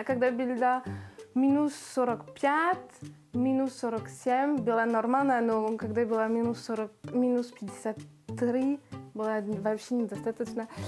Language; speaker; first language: Russian; non-native, learner; French